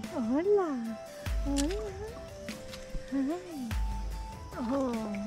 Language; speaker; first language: Spanish; non-native, learner; English